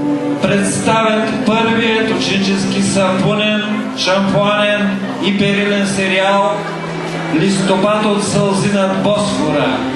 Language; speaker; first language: Bulgarian; native; Bulgarian